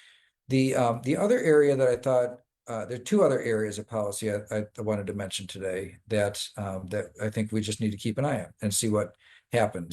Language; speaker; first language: English; native; English